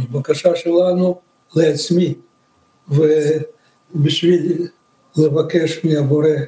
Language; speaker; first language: Hebrew; non-native, learner; French